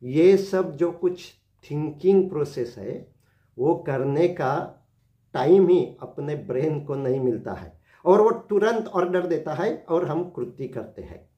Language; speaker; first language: Hindi; non-native, local second language; Marathi